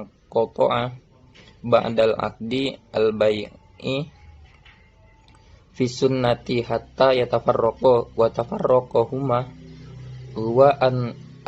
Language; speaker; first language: Arabic; non-native, learner; Indonesian